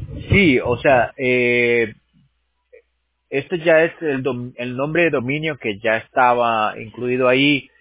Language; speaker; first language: Spanish; native; Spanish